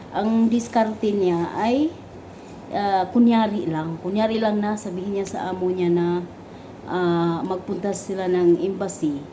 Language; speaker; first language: Filipino; non-native, local second language; Cebuano